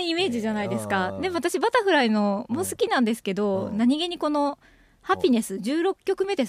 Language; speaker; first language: Japanese; native; Japanese